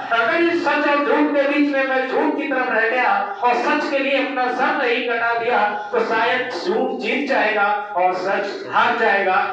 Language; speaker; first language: Hindi; native; Hindi